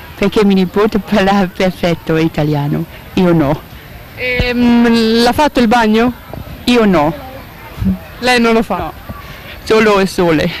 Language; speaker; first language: Italian; non-native, learner; German